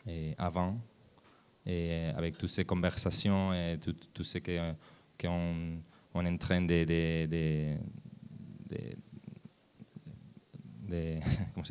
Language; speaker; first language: French; non-native, learner; Spanish